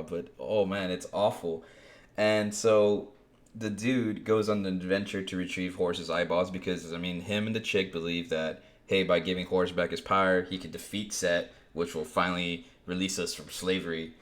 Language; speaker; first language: English; native; English